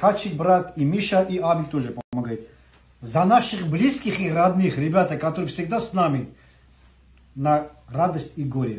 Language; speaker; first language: Russian; non-native, fluent; Armenian